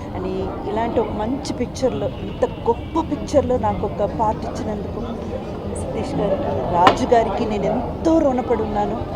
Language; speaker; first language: Telugu; native; Telugu